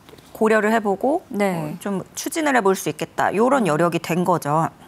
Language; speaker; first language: Korean; native; Korean